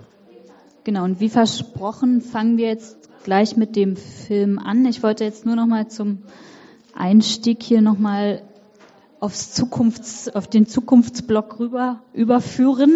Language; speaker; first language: German; native; German